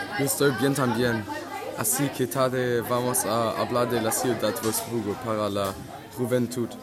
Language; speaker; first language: Spanish; non-native, learner; German